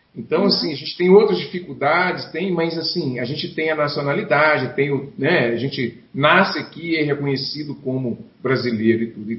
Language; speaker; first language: Portuguese; native; Portuguese